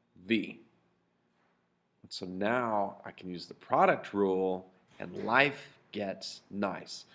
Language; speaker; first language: English; native; English